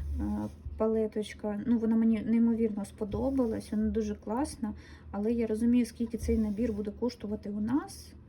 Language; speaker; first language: Ukrainian; non-native, local second language; Russian